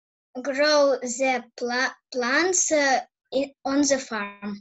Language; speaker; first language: English; non-native, learner; Russian